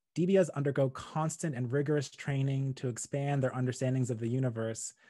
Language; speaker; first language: English; native; English